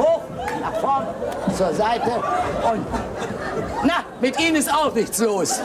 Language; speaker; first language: German; native; German